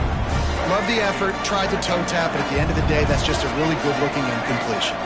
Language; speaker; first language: English; native; English